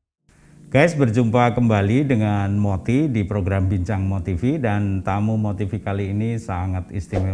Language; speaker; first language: Indonesian; native; Indonesian